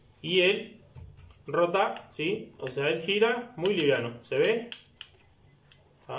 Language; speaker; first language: Spanish; native; Spanish